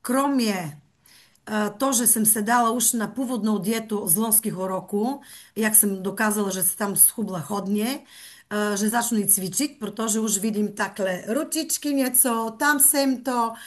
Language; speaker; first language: Czech; non-native, fluent; Bulgarian